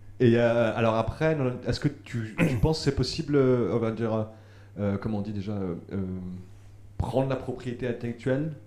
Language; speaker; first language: French; native; French